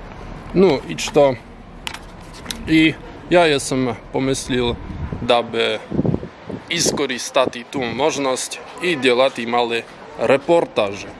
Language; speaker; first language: Polish; non-native, learner; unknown